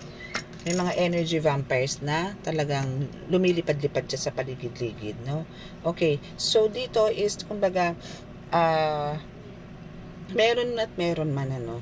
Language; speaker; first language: Filipino; native; Filipino